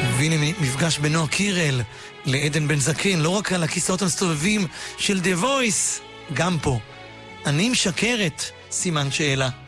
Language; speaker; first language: Hebrew; native; Hebrew